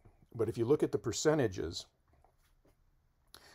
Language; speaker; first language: English; native; English